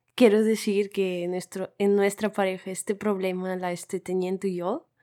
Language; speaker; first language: Spanish; non-native, fluent; Russian